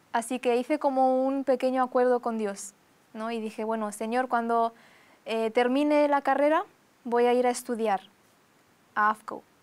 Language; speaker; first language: Spanish; early bilingual, other home language; Romanian